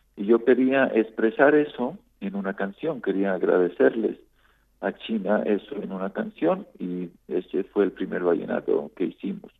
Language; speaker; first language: Spanish; native; Spanish